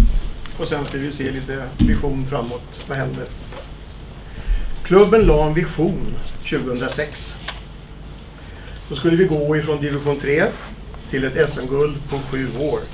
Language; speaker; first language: Swedish; native; Swedish